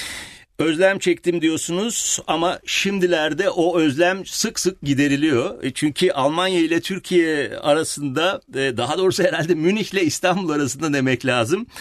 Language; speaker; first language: Turkish; native; Turkish